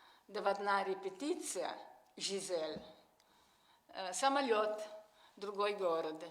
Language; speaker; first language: Russian; non-native, learner; Italian